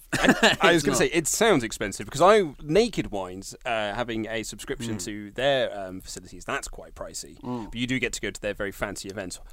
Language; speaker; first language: English; native; English